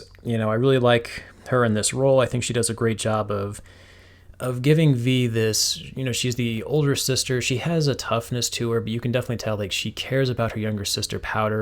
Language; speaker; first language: English; native; English